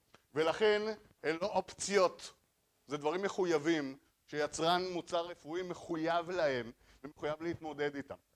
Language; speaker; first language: Hebrew; native; Hebrew